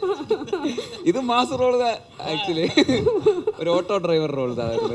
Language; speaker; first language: Tamil; non-native, learner; Malayalam